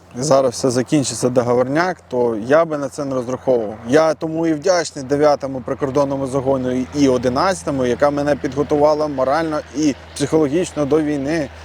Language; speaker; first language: Ukrainian; non-native, local second language; Russian